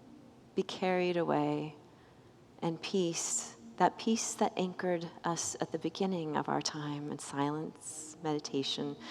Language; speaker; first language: English; native; English